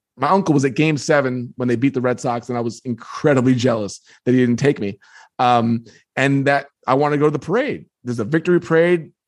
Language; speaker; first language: English; native; English